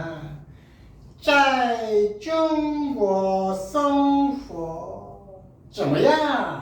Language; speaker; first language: Chinese; non-native, learner; Korean